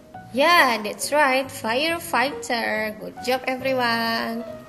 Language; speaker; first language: English; non-native, fluent; Indonesian